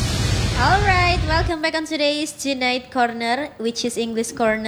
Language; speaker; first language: English; non-native, learner; Indonesian